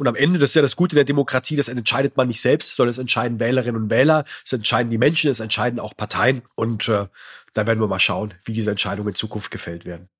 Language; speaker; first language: German; native; German